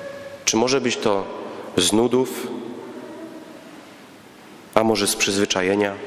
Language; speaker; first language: Polish; native; Polish